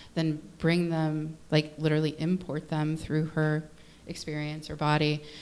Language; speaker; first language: English; native; English